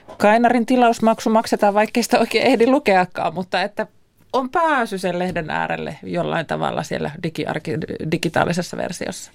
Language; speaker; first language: Finnish; native; Finnish